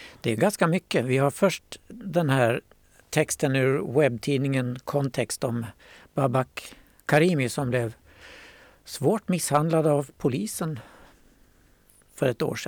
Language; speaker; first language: Swedish; native; Swedish